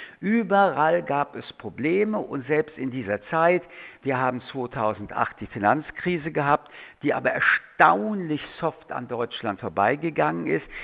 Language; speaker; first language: German; early bilingual, other home language; French